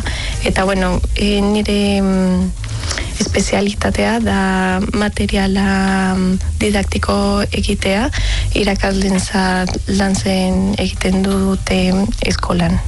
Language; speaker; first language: Basque; non-native, learner; Spanish